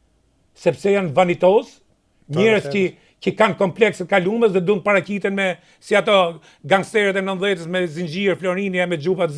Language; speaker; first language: Albanian; native; Albanian